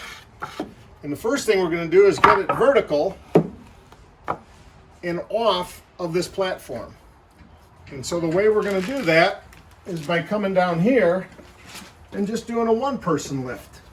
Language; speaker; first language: English; native; English